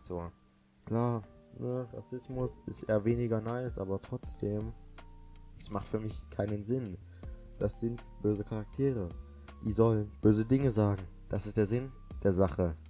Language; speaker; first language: German; native; German